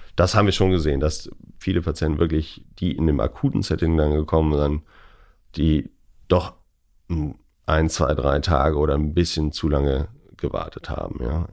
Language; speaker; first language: German; native; German